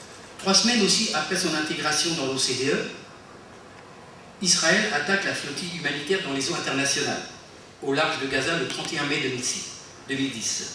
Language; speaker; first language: French; native; French